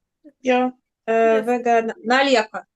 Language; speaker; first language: Estonian; non-native, learner; Russian